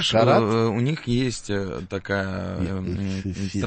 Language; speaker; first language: Russian; native; Russian